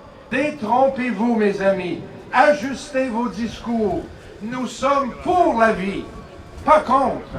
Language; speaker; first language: French; native; French